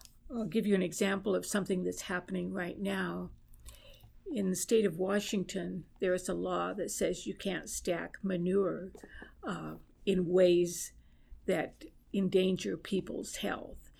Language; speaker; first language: English; native; English